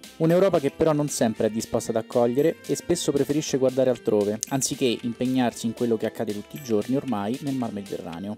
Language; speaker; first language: Italian; native; Italian